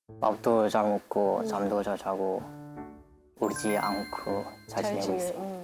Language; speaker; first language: Korean; non-native, learner; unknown